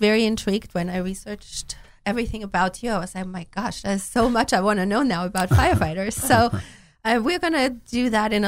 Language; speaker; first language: English; non-native, fluent; German